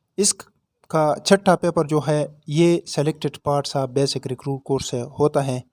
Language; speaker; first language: Urdu; non-native, local second language; Pashto